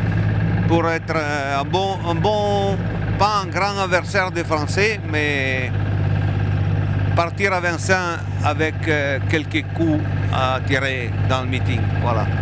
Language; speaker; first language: French; non-native, fluent; Italian